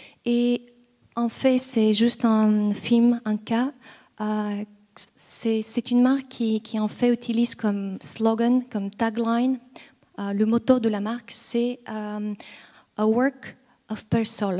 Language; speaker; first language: French; non-native, fluent; Bulgarian